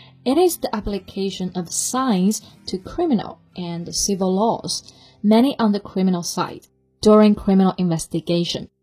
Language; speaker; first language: English; non-native, fluent; Chinese